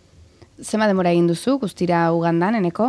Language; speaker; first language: Basque; native; Basque